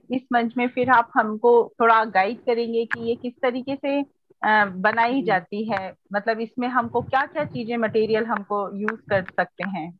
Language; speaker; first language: Hindi; native; Hindi